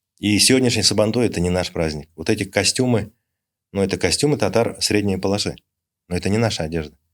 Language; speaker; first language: Russian; native; Russian